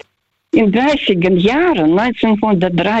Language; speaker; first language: German; early bilingual, heritage; Russian